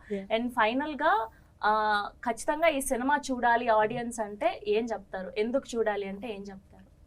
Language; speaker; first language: Telugu; native; Telugu